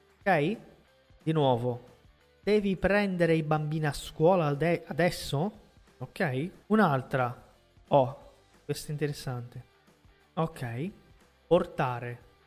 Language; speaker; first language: Italian; non-native, fluent; Portuguese